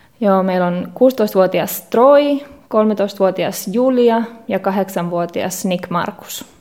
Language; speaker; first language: Finnish; native; Finnish